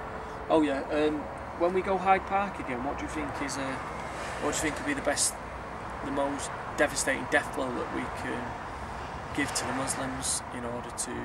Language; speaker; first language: English; native; English